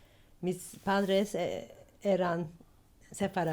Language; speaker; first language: Spanish; non-native, learner; Turkish